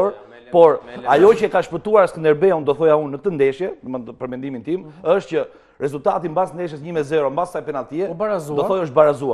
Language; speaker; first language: Albanian; native; Albanian